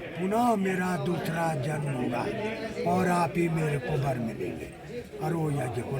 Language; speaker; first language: Hindi; native; Hindi